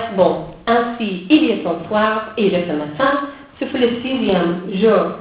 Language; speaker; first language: French; non-native, fluent; English